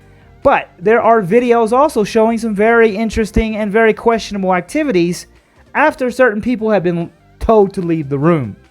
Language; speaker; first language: English; native; English